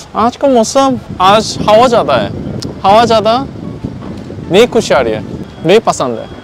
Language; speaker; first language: Hindi; non-native, learner; Korean